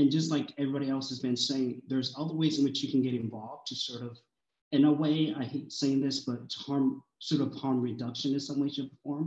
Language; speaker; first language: English; early bilingual, other home language; Swahili